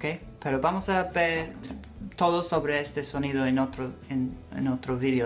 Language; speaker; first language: Spanish; non-native, fluent; English